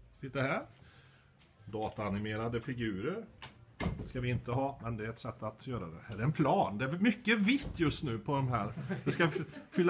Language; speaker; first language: Swedish; native; Swedish